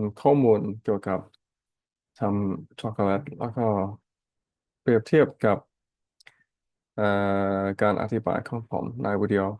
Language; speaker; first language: Thai; non-native, learner; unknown